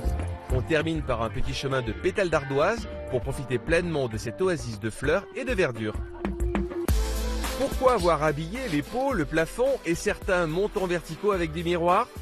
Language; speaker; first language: French; native; French